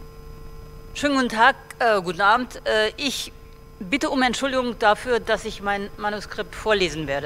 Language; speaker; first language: German; native; German